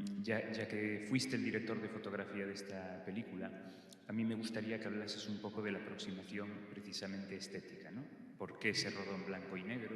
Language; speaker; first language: Spanish; native; Spanish